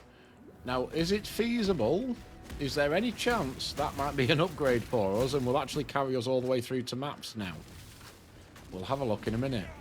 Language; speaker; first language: English; native; English